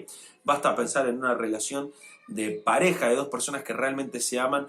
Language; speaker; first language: Spanish; native; Spanish